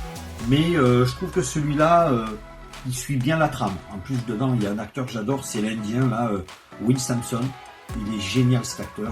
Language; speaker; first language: French; native; French